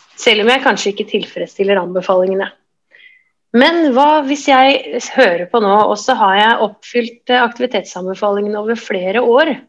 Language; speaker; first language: Norwegian; native; Norwegian